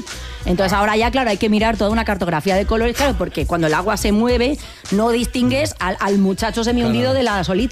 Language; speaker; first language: Spanish; native; Spanish